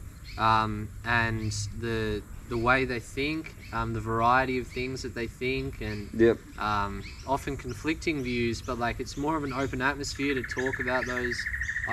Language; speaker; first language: English; native; English